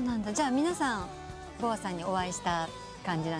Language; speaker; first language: Japanese; native; Japanese